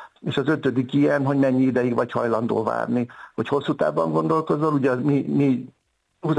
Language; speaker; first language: Hungarian; native; Hungarian